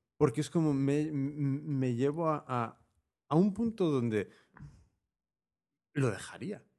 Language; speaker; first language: Spanish; native; Spanish